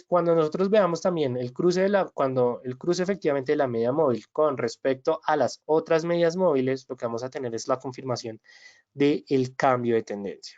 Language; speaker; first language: Spanish; native; Spanish